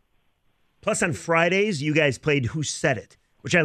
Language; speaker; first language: English; native; English